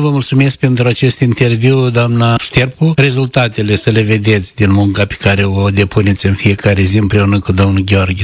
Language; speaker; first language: Romanian; native; Romanian